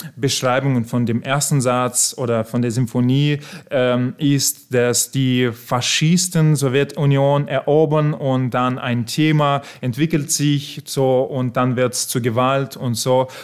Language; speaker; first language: German; non-native, fluent; Belarusian